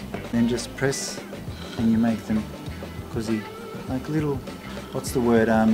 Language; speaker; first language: English; early bilingual, other home language; Italian